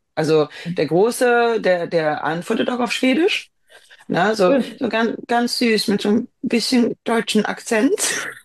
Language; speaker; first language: German; non-native, fluent; Swedish